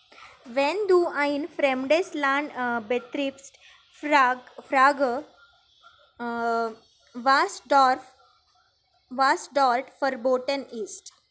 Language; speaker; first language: German; non-native, learner; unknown